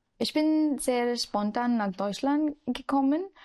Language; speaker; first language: German; non-native, learner; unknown